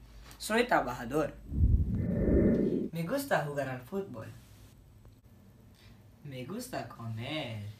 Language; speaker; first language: Spanish; non-native, learner; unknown